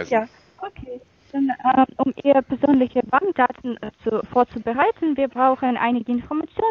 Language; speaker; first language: German; non-native, fluent; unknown